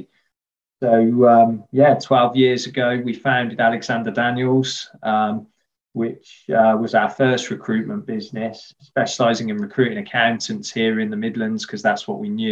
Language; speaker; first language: English; native; English